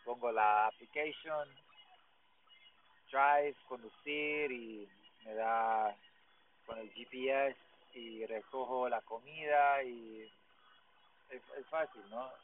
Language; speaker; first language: Spanish; non-native, learner; English